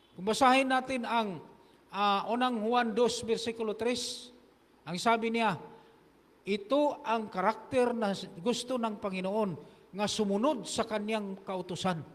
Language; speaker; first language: Filipino; non-native, local second language; Hiligaynon